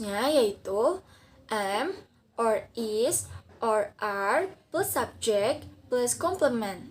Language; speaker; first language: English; non-native, learner; Indonesian